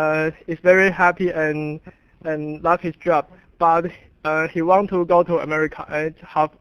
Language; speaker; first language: English; non-native, learner; Chinese